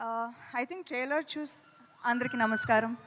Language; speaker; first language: Telugu; non-native, fluent; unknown